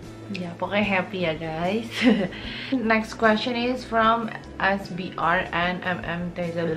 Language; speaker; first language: English; non-native, fluent; Indonesian